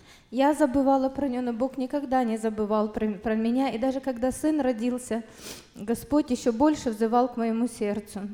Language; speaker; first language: Russian; native; Russian